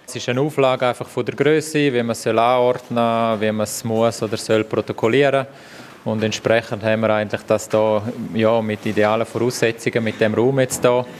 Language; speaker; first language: German; native; German